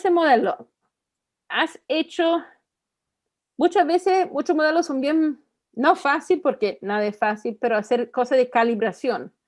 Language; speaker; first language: Spanish; non-native, fluent; Italian